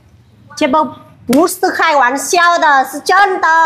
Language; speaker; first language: Chinese; non-native, learner; Vietnamese